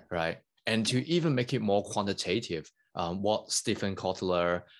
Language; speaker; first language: English; non-native, local second language; Cantonese